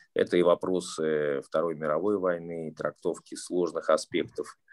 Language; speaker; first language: Russian; native; Russian